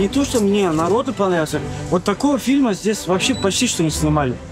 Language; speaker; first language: Russian; native; Russian